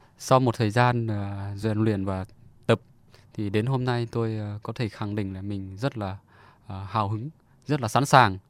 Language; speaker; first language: Vietnamese; non-native, fluent; Lao